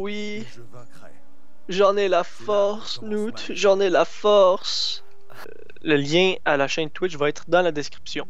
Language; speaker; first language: French; native; French